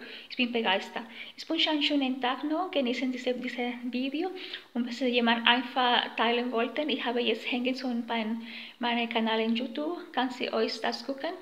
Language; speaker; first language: German; non-native, learner; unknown